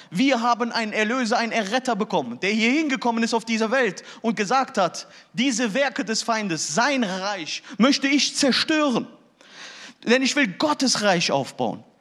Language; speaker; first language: German; early bilingual, other home language; Turkish